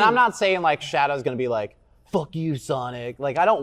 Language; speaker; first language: English; native; English